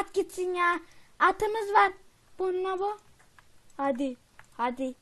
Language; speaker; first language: Turkish; native; Turkish